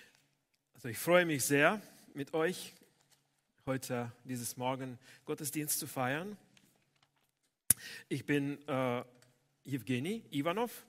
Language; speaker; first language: German; non-native, fluent; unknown